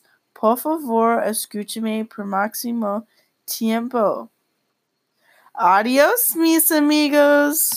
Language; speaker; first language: Spanish; non-native, learner; English